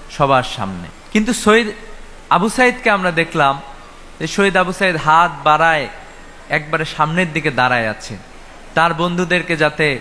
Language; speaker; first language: Bangla; native; Bangla